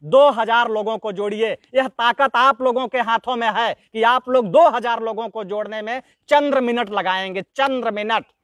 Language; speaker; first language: Hindi; native; Hindi